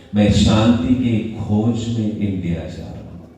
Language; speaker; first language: Hindi; non-native, local second language; Marathi